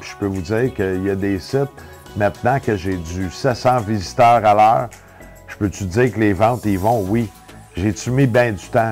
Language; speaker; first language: French; native; French